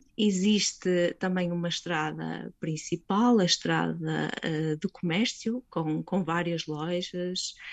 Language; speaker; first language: Portuguese; native; Portuguese